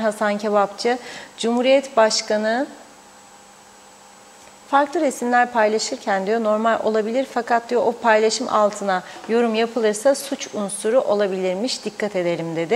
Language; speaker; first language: Turkish; native; Turkish